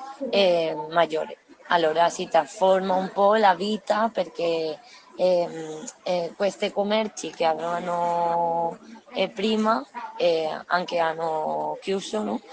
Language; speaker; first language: Italian; non-native, learner; Spanish